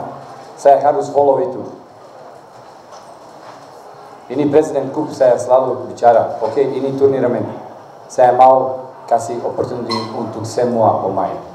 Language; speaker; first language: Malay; non-native, learner; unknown